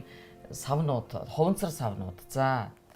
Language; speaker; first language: Mongolian; native; Mongolian